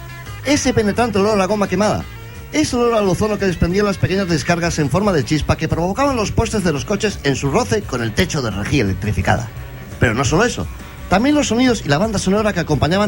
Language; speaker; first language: Spanish; native; Spanish